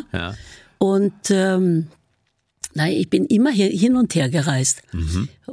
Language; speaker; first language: German; non-native, fluent; Norwegian